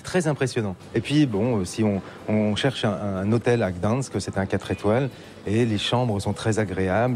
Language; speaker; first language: French; native; French